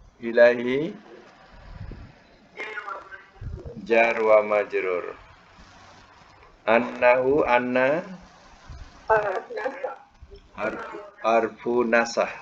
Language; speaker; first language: Arabic; non-native, fluent; Malay